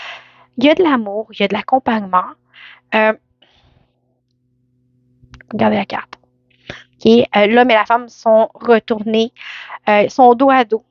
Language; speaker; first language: French; native; French